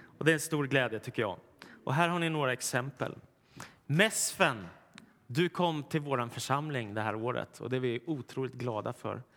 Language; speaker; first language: Swedish; native; Swedish